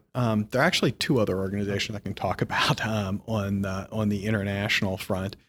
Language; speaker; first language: English; native; English